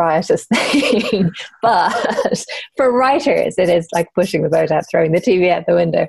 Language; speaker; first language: English; native; English